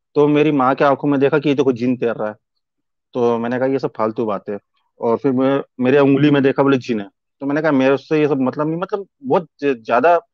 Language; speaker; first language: Hindi; native; Hindi